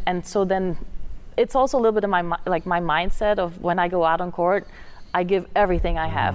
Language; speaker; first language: English; non-native, fluent; Dutch